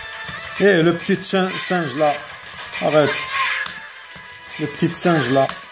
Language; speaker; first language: French; non-native, fluent; Arabic